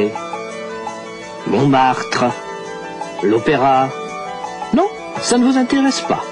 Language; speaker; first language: French; native; French